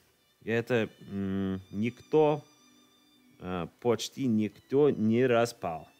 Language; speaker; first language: Russian; non-native, learner; English